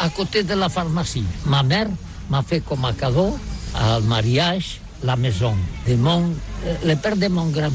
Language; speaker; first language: French; non-native, learner; Catalan